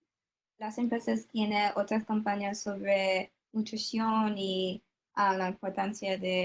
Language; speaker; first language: Spanish; non-native, learner; English